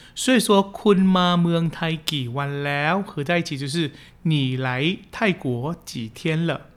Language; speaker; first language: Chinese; early bilingual, heritage; Chinese